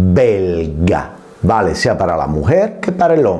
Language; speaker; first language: Spanish; non-native, fluent; Italian